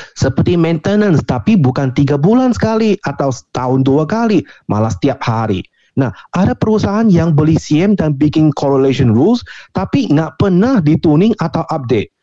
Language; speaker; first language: Indonesian; non-native, fluent; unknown